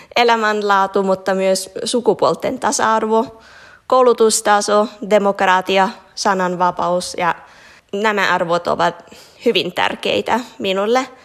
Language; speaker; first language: Finnish; non-native, fluent; Italian